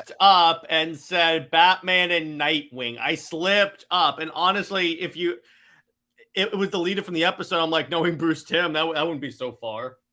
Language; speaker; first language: English; native; English